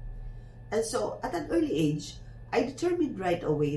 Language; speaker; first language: English; non-native, local second language; Filipino